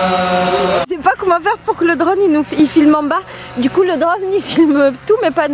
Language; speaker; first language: French; native; French